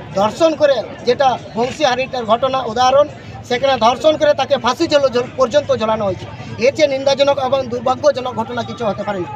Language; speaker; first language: Bangla; non-native, local second language; Santali